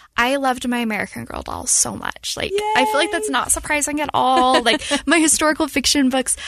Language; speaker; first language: English; native; English